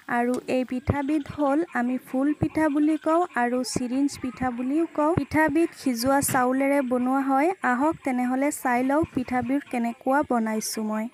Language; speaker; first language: Assamese; non-native, local second language; Bangla